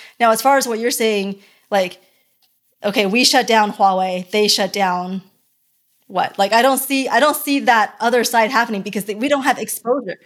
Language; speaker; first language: English; early bilingual, other home language; Chinese